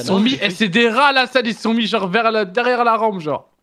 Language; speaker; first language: French; native; French